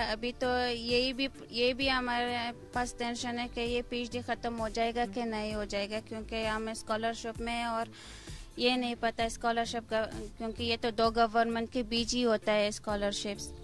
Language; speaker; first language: Hindi; non-native, fluent; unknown